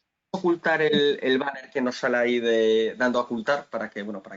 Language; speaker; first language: Spanish; native; Spanish